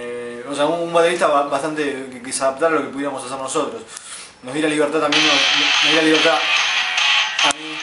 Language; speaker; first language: Spanish; native; Spanish